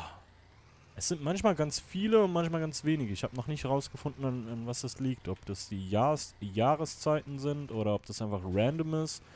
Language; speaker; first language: German; native; German